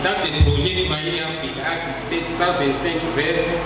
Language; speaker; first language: French; non-native, local second language; Swahili